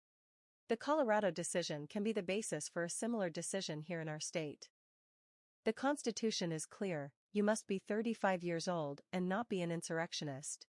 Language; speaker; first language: English; native; English